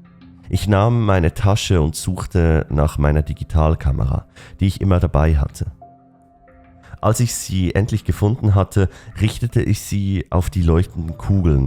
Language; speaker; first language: German; native; German